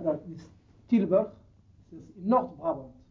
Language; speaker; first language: Dutch; non-native, learner; Arabic